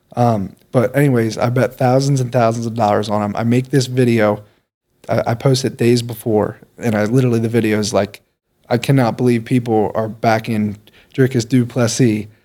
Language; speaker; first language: English; native; English